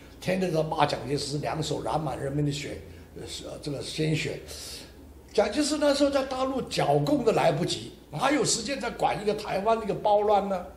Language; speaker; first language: Chinese; non-native, local second language; Hakka Chinese